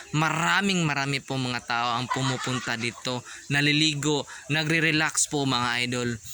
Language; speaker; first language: Filipino; non-native, local second language; Cebuano